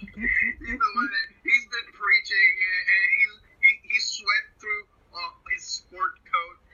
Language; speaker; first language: English; non-native, fluent; Spanish